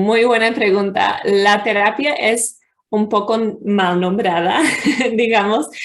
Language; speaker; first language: Spanish; non-native, fluent; English